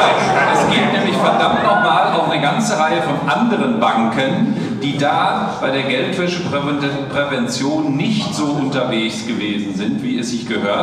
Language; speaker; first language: German; native; German